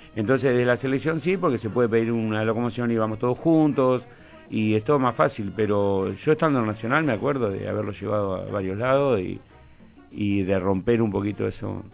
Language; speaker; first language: Spanish; native; Spanish